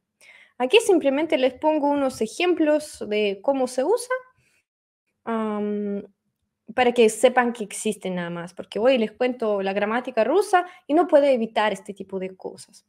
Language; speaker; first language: Spanish; non-native, fluent; Russian